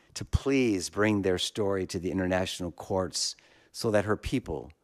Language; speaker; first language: English; native; English